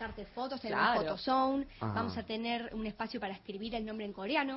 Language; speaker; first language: Spanish; native; Spanish